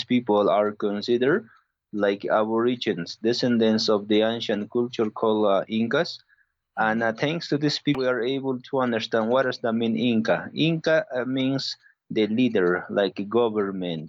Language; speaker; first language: English; non-native, learner; Spanish